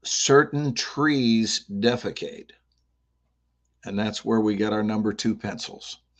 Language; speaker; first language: English; native; English